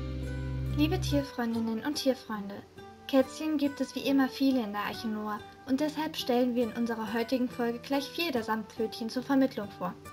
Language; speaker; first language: German; native; German